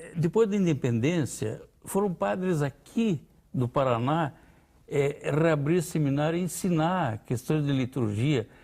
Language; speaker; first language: Portuguese; early bilingual, other home language; Ukrainian